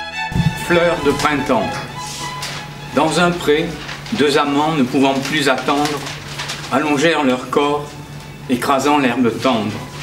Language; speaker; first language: French; native; French